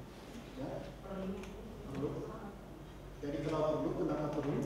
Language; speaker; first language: Indonesian; non-native, fluent; Dutch